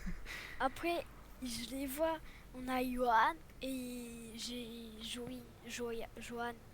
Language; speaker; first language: French; native; French